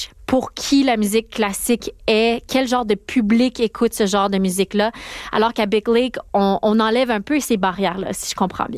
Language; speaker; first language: French; native; French